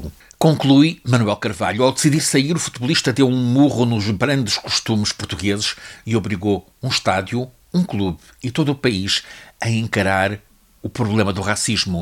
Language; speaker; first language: Portuguese; native; Portuguese